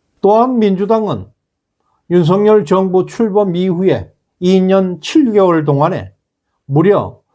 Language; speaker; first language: Korean; native; Korean